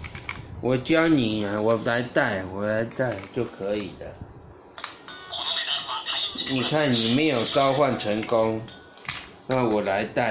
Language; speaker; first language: Chinese; native; Chinese